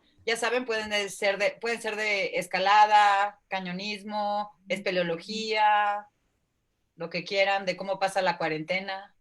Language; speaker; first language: Spanish; native; Spanish